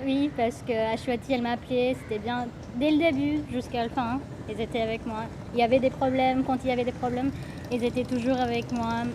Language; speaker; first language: French; non-native, fluent; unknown